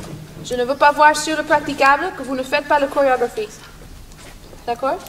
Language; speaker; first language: French; non-native, fluent; English